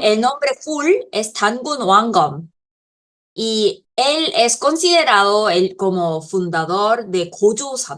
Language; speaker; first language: Spanish; non-native, fluent; Korean